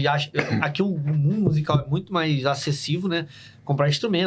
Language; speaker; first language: Portuguese; native; Portuguese